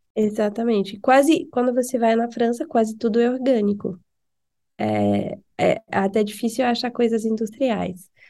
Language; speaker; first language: Portuguese; non-native, fluent; French